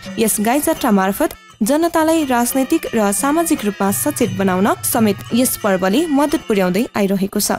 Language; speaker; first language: Nepali; non-native, local second language; Newari